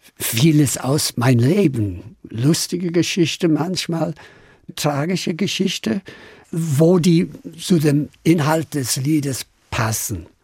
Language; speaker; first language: German; non-native, fluent; English